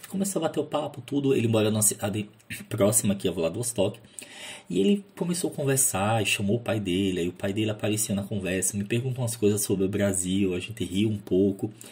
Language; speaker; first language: Portuguese; native; Portuguese